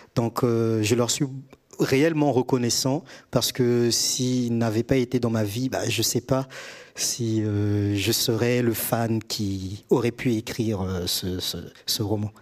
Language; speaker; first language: French; native; French